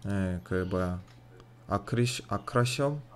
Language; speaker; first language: Korean; non-native, fluent; Russian